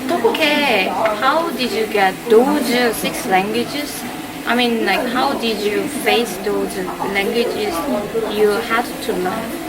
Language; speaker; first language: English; non-native, fluent; Korean